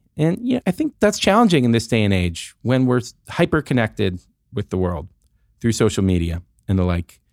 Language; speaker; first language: English; native; English